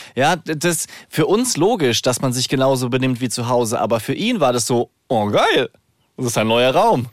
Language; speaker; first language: German; native; German